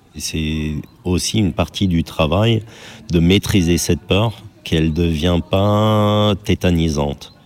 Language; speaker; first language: French; non-native, fluent; German